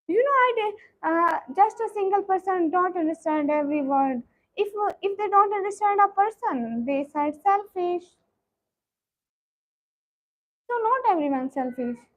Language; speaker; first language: English; non-native, learner; Punjabi